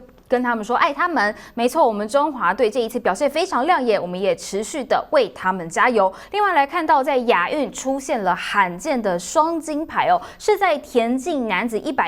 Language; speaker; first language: Chinese; native; Chinese